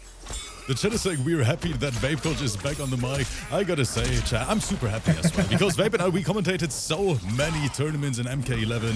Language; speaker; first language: English; native; English